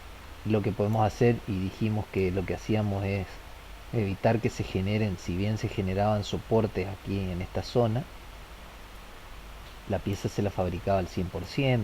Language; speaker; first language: Spanish; native; Spanish